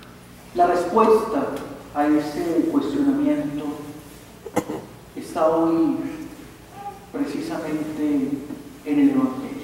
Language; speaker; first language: Spanish; native; Spanish